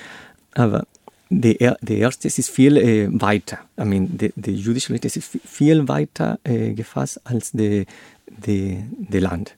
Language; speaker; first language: German; non-native, learner; Spanish